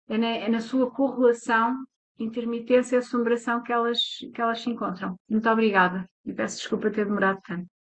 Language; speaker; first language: Portuguese; native; Portuguese